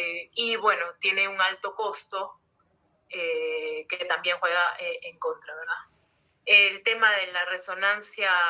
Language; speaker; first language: Spanish; native; Spanish